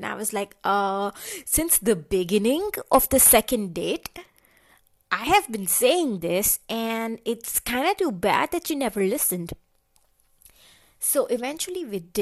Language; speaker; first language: English; non-native, local second language; Hindi